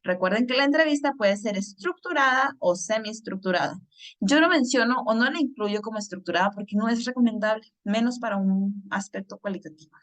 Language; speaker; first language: Spanish; native; Spanish